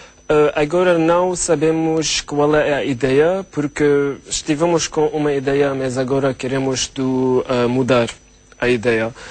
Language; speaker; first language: Portuguese; non-native, learner; Arabic